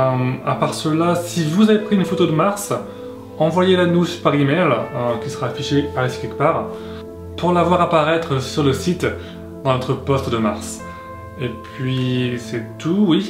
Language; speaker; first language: French; native; French